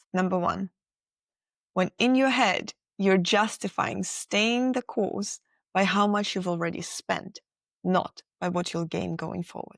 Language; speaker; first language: English; non-native, fluent; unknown